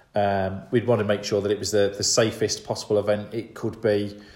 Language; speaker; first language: English; native; English